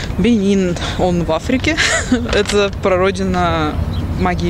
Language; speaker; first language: Russian; native; Russian